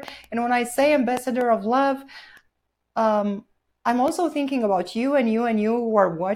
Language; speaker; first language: English; non-native, fluent; Romanian